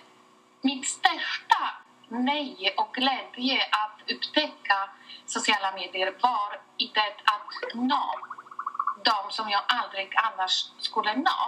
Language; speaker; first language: Swedish; non-native, fluent; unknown